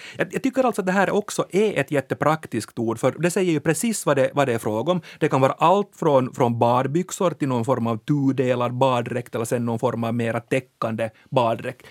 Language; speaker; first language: Swedish; native; Swedish